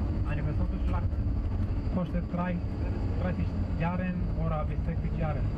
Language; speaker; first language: German; non-native, learner; Spanish